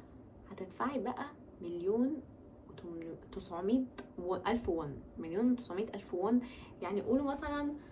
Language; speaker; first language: Arabic; native; Arabic